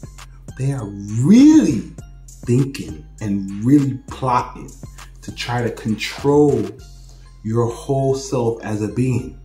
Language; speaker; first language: English; native; English